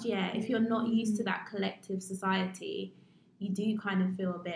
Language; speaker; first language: English; native; English